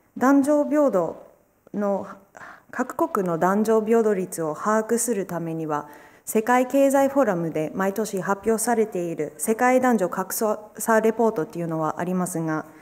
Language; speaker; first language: Japanese; non-native, fluent; English